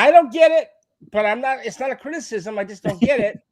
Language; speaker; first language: English; native; English